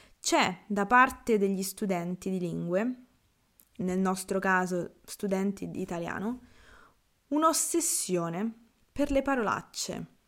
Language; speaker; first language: Italian; native; Italian